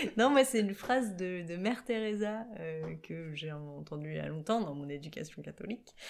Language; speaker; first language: French; native; French